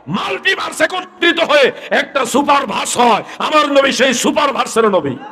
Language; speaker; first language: Bangla; native; Bangla